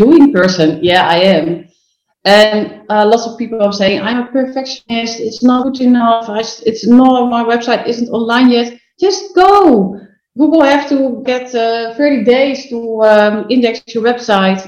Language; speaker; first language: English; non-native, fluent; Dutch